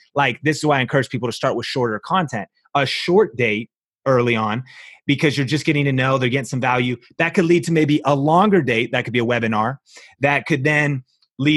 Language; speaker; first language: English; native; English